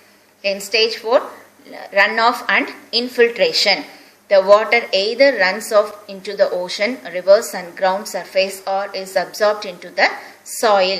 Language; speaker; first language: English; non-native, local second language; Tamil